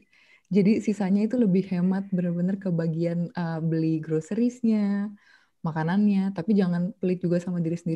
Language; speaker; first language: Indonesian; native; Indonesian